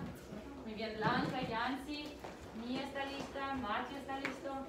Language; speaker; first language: Spanish; early bilingual, heritage; Spanish